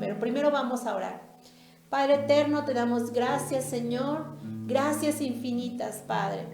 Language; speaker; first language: Spanish; native; Spanish